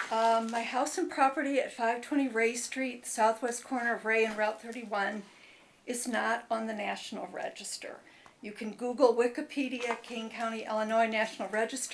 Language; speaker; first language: English; native; English